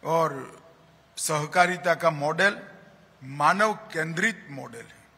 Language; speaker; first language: Hindi; non-native, local second language; Gujarati